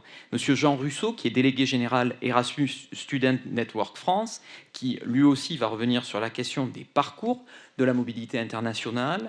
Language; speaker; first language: French; native; French